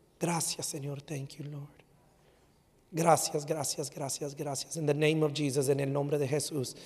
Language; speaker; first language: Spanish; early bilingual, heritage; Spanish